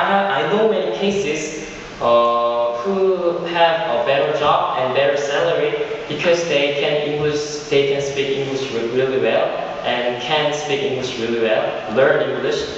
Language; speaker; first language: English; non-native, fluent; Korean